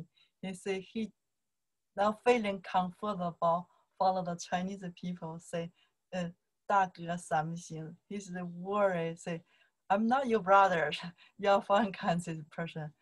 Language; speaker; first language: English; non-native, learner; Chinese